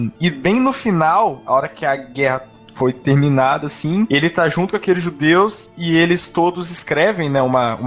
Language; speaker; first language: Portuguese; native; Portuguese